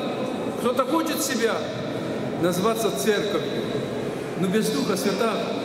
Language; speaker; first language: Russian; non-native, local second language; Ukrainian